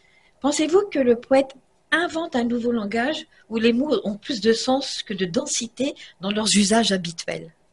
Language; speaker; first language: French; native; French